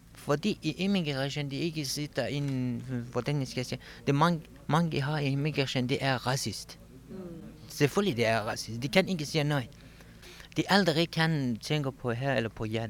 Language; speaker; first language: Danish; non-native, learner; Kurdish